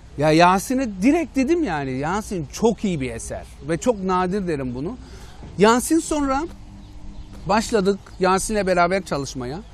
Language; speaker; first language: Turkish; early bilingual, heritage; Turkish